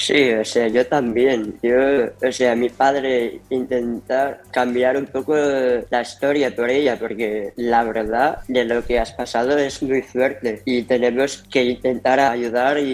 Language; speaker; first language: Spanish; early bilingual, heritage; Spanish